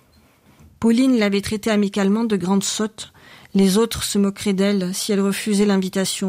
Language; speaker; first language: French; native; French